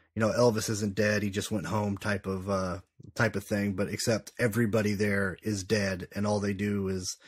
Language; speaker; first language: English; native; English